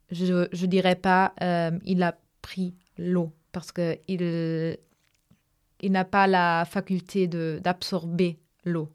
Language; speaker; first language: French; non-native, fluent; German